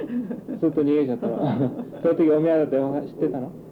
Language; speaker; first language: Japanese; early bilingual, heritage; Japanese